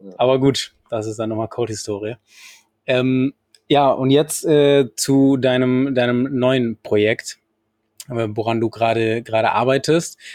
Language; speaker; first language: German; non-native, fluent; Spanish